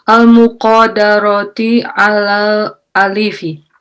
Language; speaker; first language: Arabic; non-native, learner; Indonesian